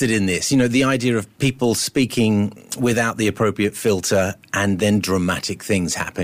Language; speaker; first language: English; native; English